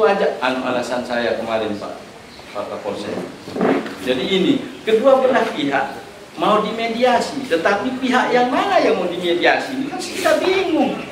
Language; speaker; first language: Indonesian; non-native, local second language; Sasak